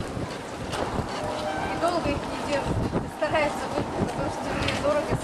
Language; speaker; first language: Russian; native; Russian